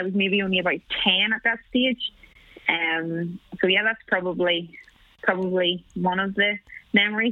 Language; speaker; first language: English; native; English